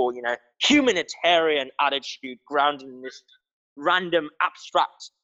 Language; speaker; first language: English; non-native, local second language; Cantonese